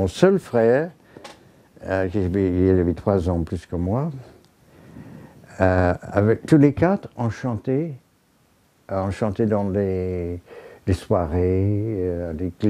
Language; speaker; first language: French; non-native, fluent; English